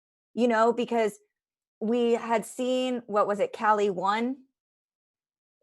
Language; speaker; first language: English; native; English